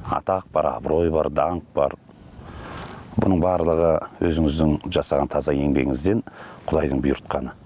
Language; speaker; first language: Kazakh; native; Kazakh